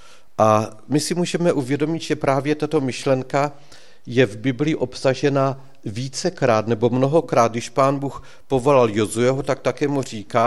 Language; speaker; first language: Czech; native; Czech